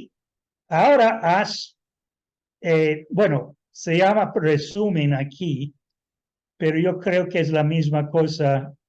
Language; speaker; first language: Spanish; non-native, fluent; English